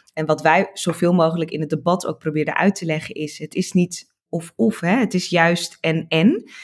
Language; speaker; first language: Dutch; early bilingual, other home language; Tigrinya